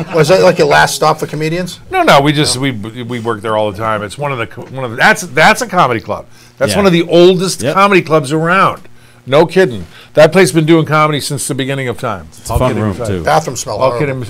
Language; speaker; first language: English; native; English